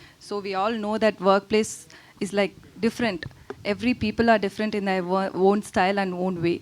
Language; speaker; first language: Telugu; non-native, learner; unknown